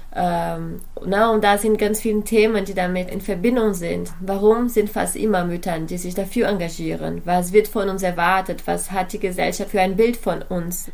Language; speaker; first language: German; non-native, fluent; Portuguese